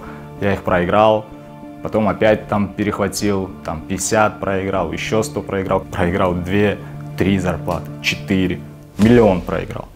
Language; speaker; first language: Russian; native; Russian